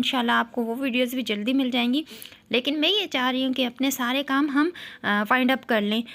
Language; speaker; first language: Urdu; native; Urdu